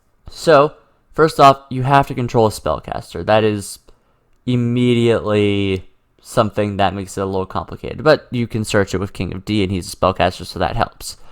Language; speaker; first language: English; native; English